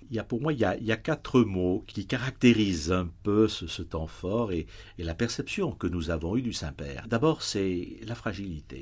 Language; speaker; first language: French; native; French